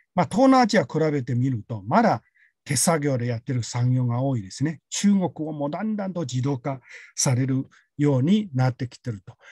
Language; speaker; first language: Japanese; non-native, fluent; Chinese